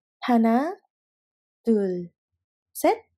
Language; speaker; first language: Korean; non-native, fluent; Indonesian